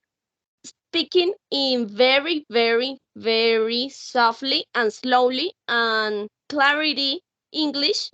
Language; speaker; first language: English; non-native, learner; Spanish